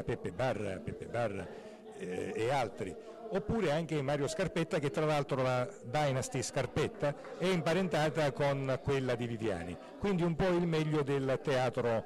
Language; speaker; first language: Italian; native; Italian